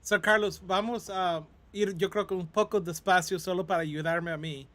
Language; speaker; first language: Spanish; non-native, fluent; English